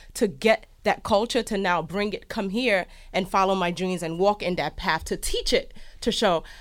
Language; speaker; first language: English; early bilingual, other home language; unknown